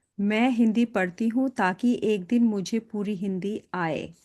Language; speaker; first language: Hindi; native; Hindi